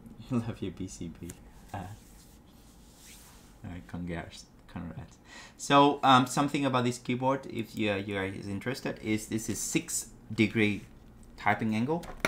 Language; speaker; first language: English; non-native, fluent; Vietnamese